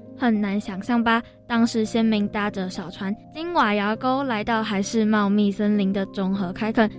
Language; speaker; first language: Chinese; native; Chinese